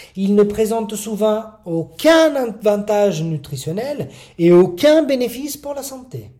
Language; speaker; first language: French; non-native, fluent; Italian